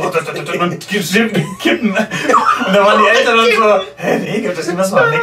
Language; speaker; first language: German; native; German